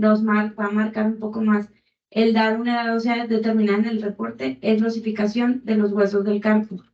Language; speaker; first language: Spanish; native; Spanish